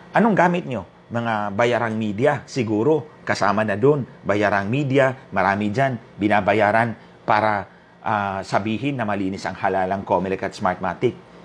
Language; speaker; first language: Filipino; non-native, local second language; Waray